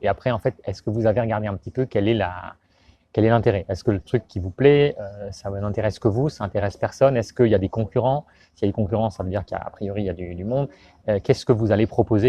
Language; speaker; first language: French; native; French